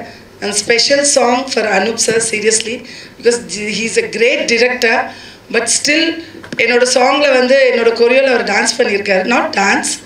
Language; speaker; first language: Tamil; non-native, fluent; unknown